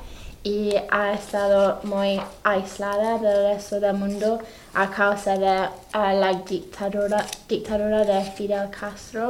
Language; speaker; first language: Spanish; non-native, fluent; English